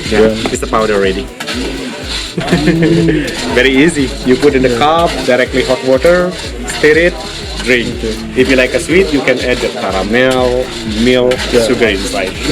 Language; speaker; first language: English; non-native, learner; Indonesian